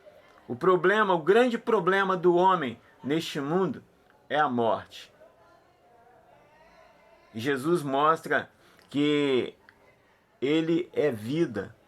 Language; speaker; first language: Portuguese; native; Portuguese